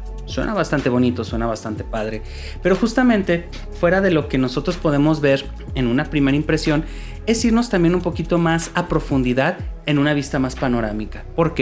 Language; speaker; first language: Spanish; native; Spanish